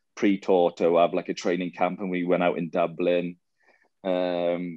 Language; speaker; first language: English; native; English